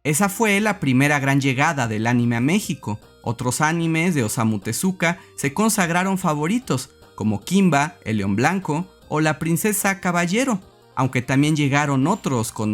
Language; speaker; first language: Spanish; native; Spanish